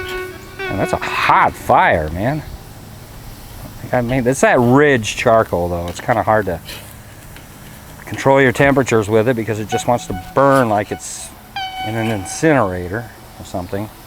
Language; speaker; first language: English; native; English